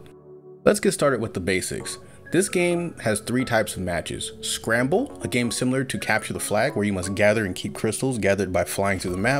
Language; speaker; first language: English; native; English